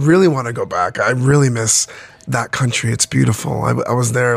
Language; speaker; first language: English; native; English